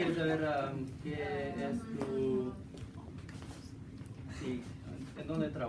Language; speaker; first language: Spanish; non-native, learner; English